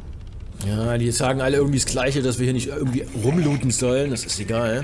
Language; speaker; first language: German; native; German